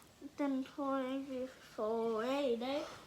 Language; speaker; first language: Danish; native; Danish